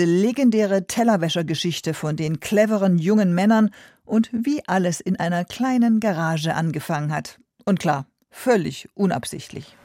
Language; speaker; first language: German; native; German